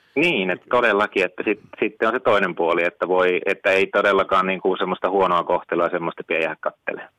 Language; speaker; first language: Finnish; native; Finnish